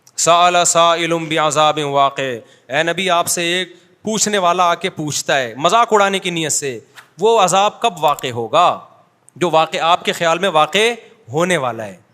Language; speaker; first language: Urdu; native; Urdu